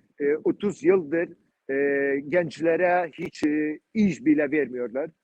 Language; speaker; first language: Turkish; non-native, learner; Kurdish